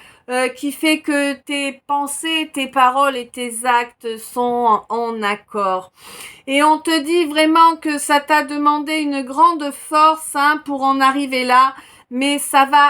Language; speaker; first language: French; native; French